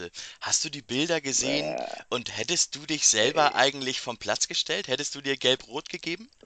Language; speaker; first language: German; native; German